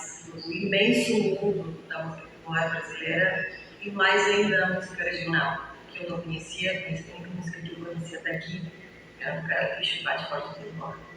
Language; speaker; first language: Portuguese; non-native, fluent; Bulgarian